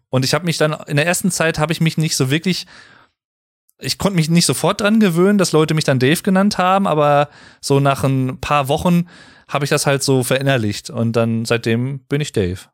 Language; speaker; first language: German; native; German